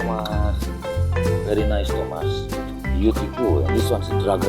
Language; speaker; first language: English; non-native, learner; Indonesian